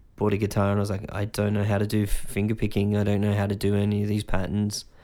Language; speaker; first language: English; native; English